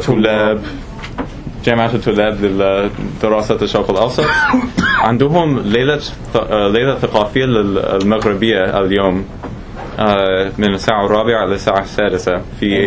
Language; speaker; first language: Arabic; non-native, fluent; English